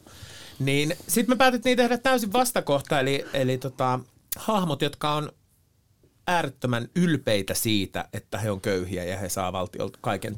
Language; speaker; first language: Finnish; native; Finnish